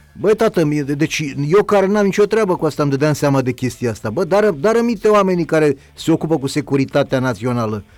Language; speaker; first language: Romanian; native; Romanian